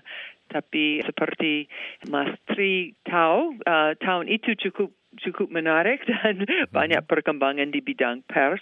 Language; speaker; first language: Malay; non-native, fluent; English